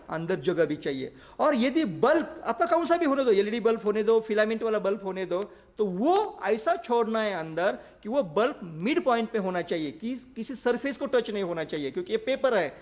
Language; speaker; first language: Hindi; non-native, local second language; Marathi